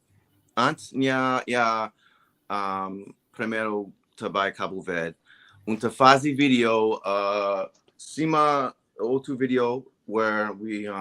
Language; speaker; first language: Portuguese; non-native, learner; English